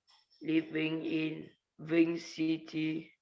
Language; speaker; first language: English; non-native, learner; Vietnamese